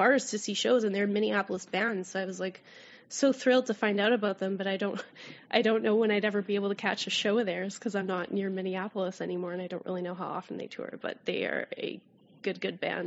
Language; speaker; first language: English; native; English